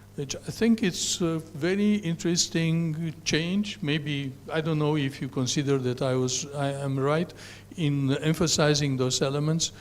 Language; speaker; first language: English; non-native, fluent; Romanian